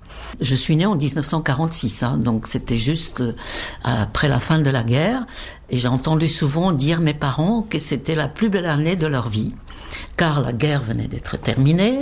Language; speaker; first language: French; non-native, fluent; Czech